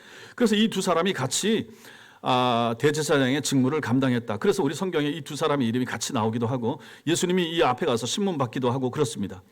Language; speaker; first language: Korean; native; Korean